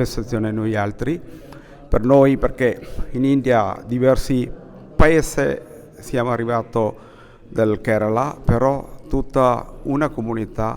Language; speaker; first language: Italian; non-native, learner; Malayalam